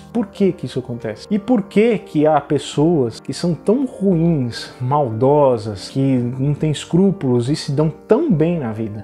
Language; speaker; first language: Portuguese; native; Portuguese